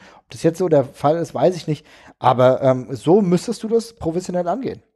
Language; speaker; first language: German; native; German